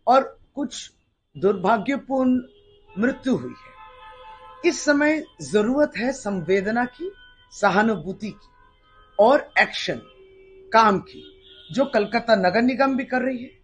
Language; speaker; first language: Hindi; non-native, local second language; Bangla